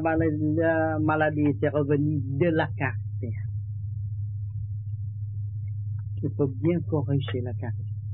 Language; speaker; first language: French; non-native, learner; Vietnamese